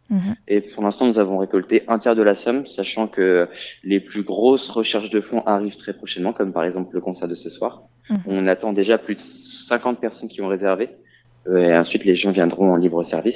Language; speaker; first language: French; native; French